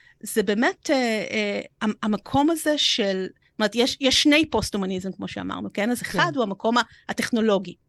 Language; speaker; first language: Hebrew; early bilingual, other home language; Romanian